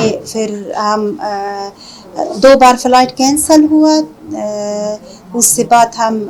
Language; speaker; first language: Hindi; non-native, fluent; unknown